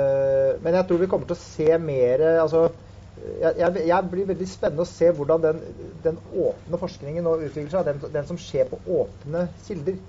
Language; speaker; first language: Norwegian; native; Norwegian